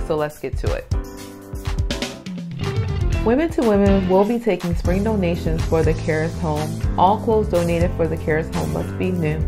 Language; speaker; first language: English; native; English